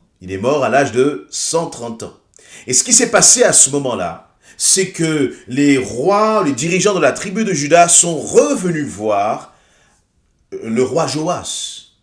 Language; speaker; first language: French; native; French